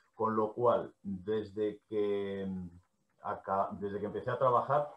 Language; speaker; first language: Spanish; native; Spanish